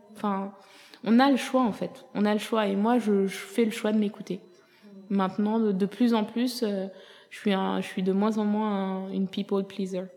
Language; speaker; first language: French; native; French